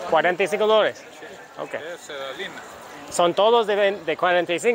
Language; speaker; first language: Spanish; non-native, learner; English